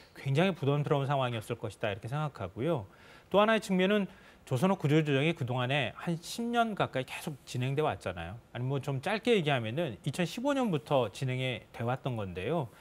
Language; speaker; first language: Korean; native; Korean